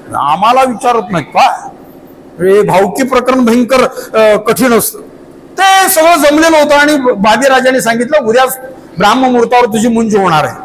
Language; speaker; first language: Marathi; non-native, local second language; Kannada